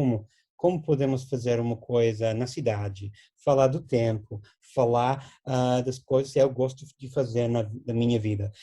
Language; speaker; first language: Portuguese; non-native, fluent; English